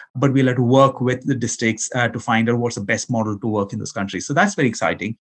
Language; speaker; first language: English; non-native, local second language; Malayalam